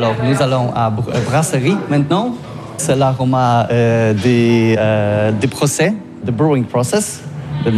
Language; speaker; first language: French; non-native, learner; Polish